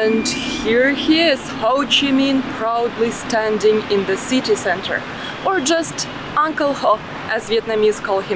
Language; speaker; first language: English; non-native, fluent; Russian